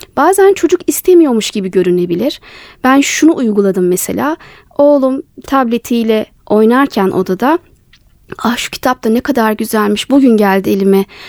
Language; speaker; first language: Turkish; native; Turkish